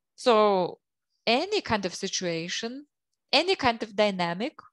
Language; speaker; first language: English; non-native, fluent; Lithuanian